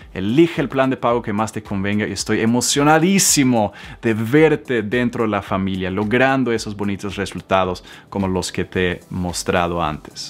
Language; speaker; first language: Spanish; non-native, fluent; Swedish